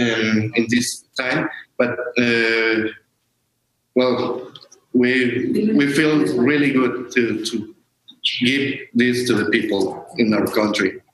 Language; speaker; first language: English; non-native, learner; Spanish